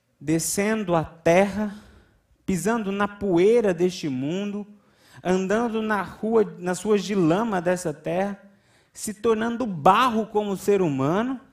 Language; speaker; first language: Portuguese; native; Portuguese